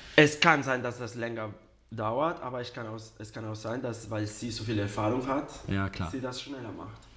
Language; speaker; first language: German; non-native, fluent; Spanish